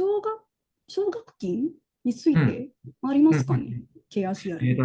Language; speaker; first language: Japanese; non-native, fluent; Indonesian